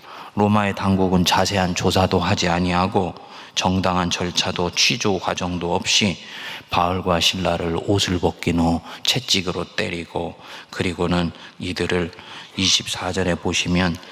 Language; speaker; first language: Korean; native; Korean